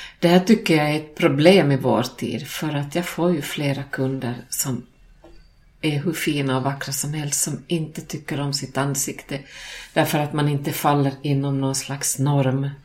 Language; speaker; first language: Swedish; native; Swedish